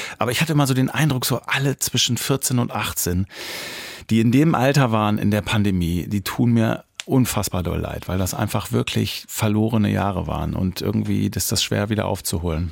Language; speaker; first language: German; native; German